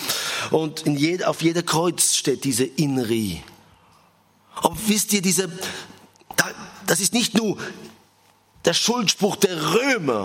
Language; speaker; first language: German; non-native, fluent; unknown